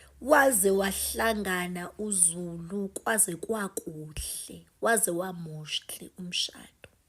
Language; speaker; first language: Zulu; native; Zulu